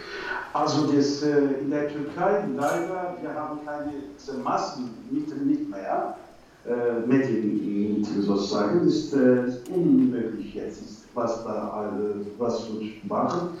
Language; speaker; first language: German; non-native, learner; Turkish